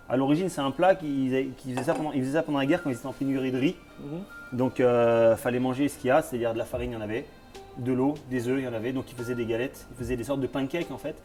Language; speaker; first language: French; native; French